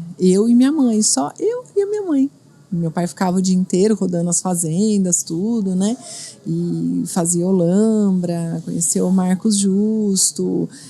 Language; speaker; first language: Portuguese; native; Portuguese